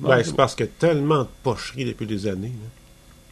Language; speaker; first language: French; native; French